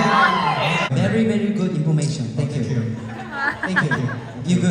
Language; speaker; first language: English; non-native, learner; Korean